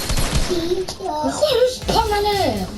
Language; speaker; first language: French; native; French